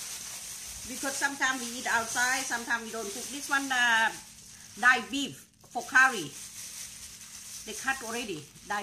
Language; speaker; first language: English; non-native, learner; Thai